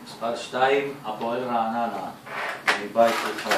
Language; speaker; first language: Hebrew; native; Hebrew